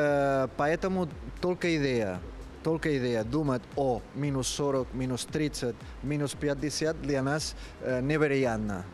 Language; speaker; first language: Russian; non-native, learner; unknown